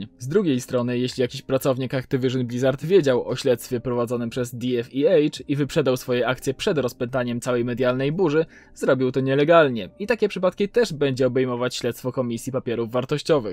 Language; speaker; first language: Polish; native; Polish